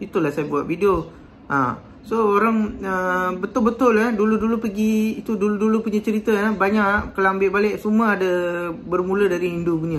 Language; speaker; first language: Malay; non-native, local second language; Tamil